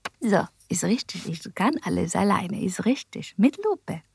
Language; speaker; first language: German; non-native, learner; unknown